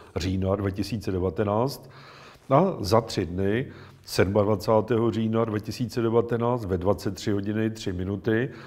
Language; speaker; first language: Czech; native; Czech